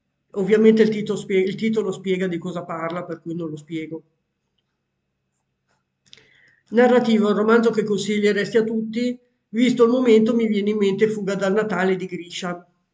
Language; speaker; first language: Italian; native; Italian